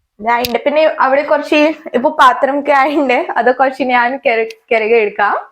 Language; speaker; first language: Malayalam; early bilingual, heritage; Malayalam